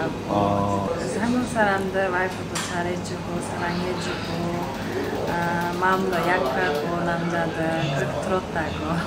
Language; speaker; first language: Korean; non-native, learner; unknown